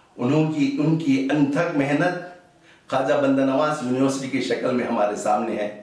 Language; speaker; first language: Urdu; native; Urdu